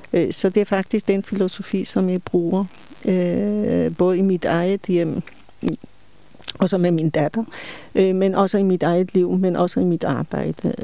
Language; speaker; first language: Danish; non-native, fluent; Polish